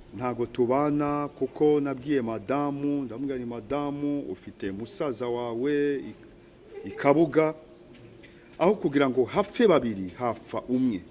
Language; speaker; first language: Kinyarwanda; early bilingual, heritage; Kinyarwanda